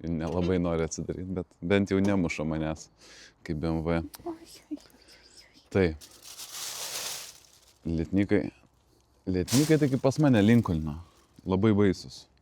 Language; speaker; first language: Lithuanian; native; Lithuanian